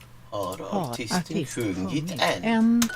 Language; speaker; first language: Swedish; non-native, learner; English